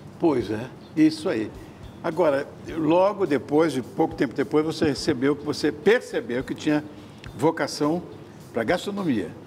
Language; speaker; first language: Portuguese; native; Portuguese